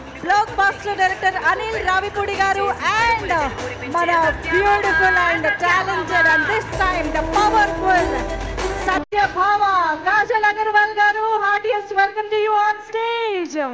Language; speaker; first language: Telugu; native; Telugu